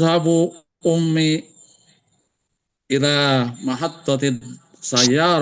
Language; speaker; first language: Arabic; non-native, learner; Indonesian